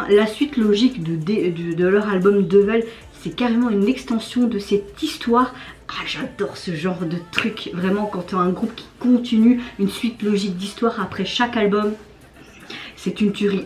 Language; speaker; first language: French; native; French